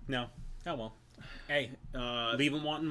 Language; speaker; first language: English; native; English